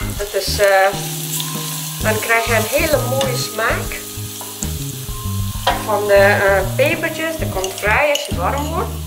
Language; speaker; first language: Dutch; non-native, learner; Persian